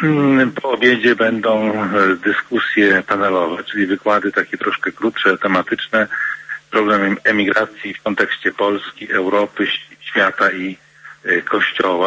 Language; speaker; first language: Polish; native; Polish